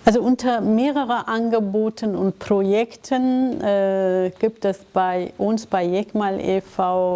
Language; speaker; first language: German; non-native, fluent; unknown